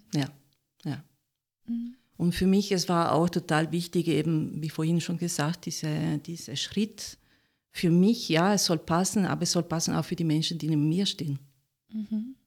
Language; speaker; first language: German; non-native, fluent; Italian